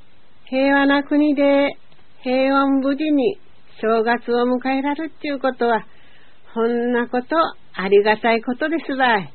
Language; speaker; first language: Japanese; native; Japanese